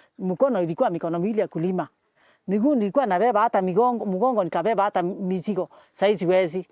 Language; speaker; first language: Swahili; non-native, local second language; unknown